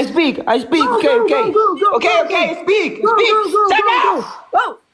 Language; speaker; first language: English; non-native, learner; Spanish